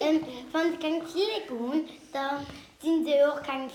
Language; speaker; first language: German; non-native, local second language; Portuguese